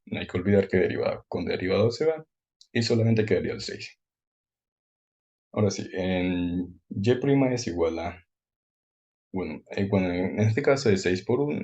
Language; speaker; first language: Spanish; native; Spanish